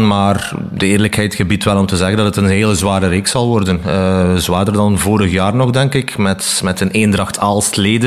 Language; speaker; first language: Dutch; native; Dutch